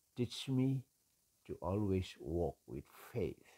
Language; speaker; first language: English; non-native, local second language; Iloko